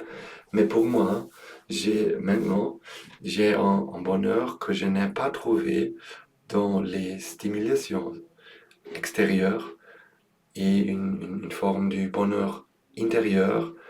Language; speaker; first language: French; non-native, learner; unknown